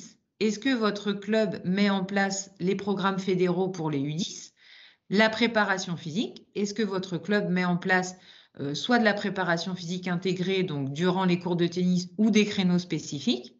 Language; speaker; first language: French; native; French